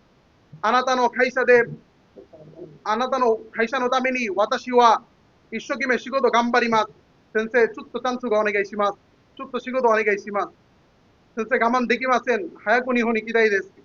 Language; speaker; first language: Japanese; non-native, learner; Bangla